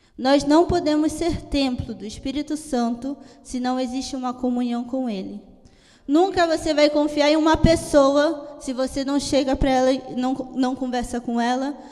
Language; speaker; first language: Portuguese; early bilingual, heritage; Italian